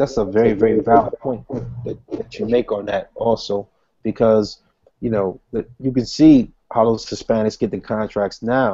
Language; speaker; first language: English; native; English